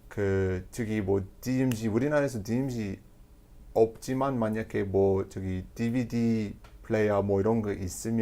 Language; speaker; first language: Korean; non-native, fluent; English